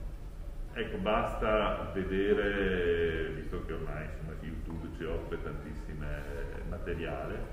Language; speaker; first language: Italian; native; Italian